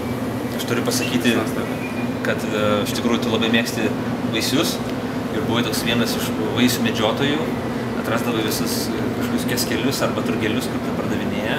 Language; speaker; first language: Lithuanian; native; Lithuanian